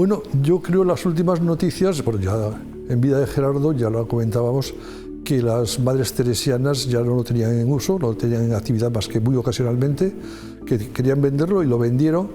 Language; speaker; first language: Spanish; native; Spanish